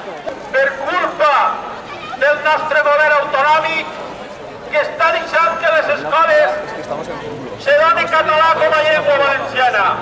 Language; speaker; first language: Catalan; native; Catalan